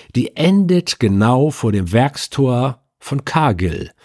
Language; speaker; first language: German; native; German